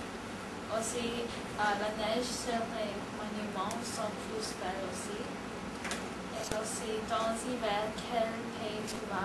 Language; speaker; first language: French; non-native, learner; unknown